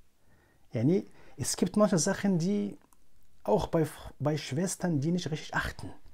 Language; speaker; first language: German; non-native, fluent; Arabic